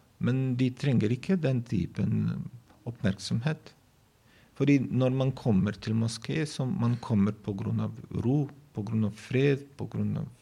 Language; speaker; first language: Norwegian; non-native, fluent; Bosnian